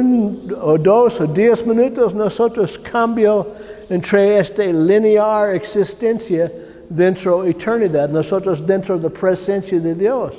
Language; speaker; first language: Spanish; non-native, learner; English